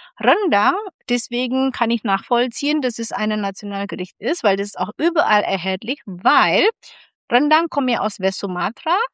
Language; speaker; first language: German; non-native, fluent; Indonesian